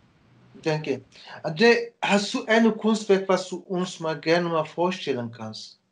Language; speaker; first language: German; non-native, fluent; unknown